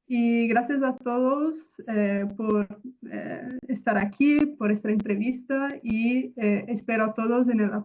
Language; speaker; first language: Spanish; non-native, fluent; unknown